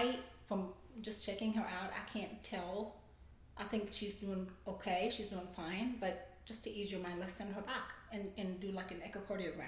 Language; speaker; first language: English; non-native, fluent; German